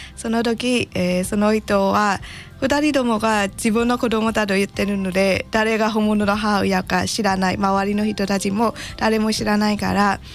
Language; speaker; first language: Japanese; non-native, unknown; Burmese